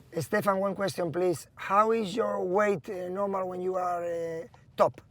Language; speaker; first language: English; non-native, fluent; Spanish